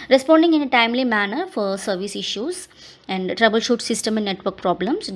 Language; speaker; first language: English; non-native, local second language; Telugu